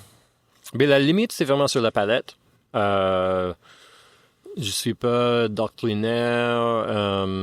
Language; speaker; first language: French; non-native, fluent; English